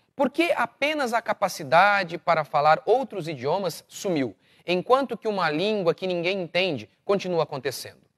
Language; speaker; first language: Portuguese; native; Portuguese